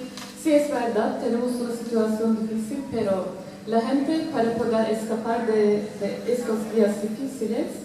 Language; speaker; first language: Spanish; non-native, fluent; Turkish